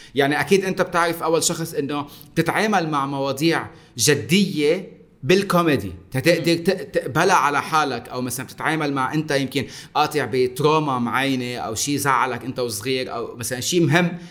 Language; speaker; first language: Arabic; native; Arabic